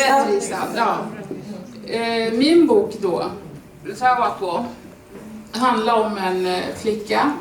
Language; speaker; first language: Swedish; non-native, fluent; Swahili